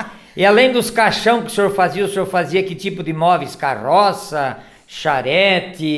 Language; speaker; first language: Portuguese; native; Portuguese